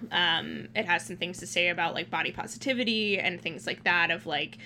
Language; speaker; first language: English; early bilingual, other home language; Thai